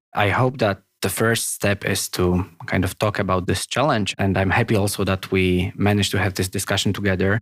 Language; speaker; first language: English; non-native, fluent; Polish